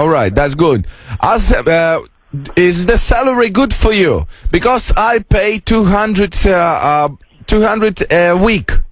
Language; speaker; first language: English; non-native, fluent; Lithuanian